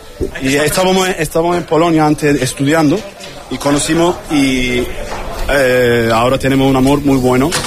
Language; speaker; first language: Spanish; non-native, learner; Turkish